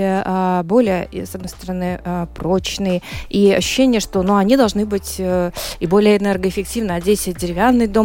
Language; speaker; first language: Russian; native; Russian